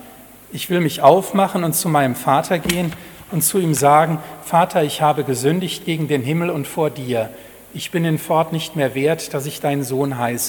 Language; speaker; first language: German; native; German